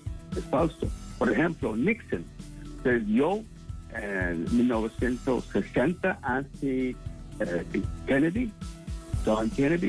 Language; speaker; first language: Spanish; non-native, fluent; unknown